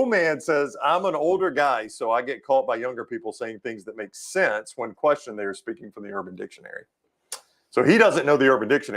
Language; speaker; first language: English; native; English